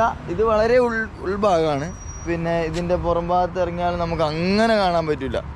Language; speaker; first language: Malayalam; native; Malayalam